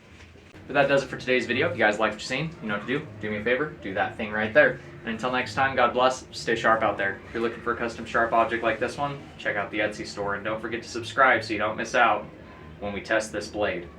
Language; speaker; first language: English; native; English